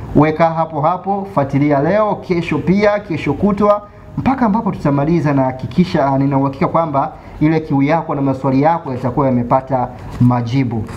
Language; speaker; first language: Swahili; native; Swahili